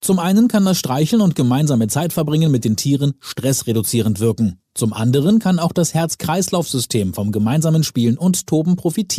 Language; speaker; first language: German; native; German